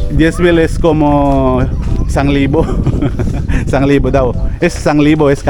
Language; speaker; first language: Spanish; non-native, learner; Filipino